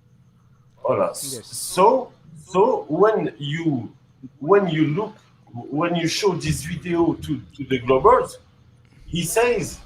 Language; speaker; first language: English; non-native, learner; French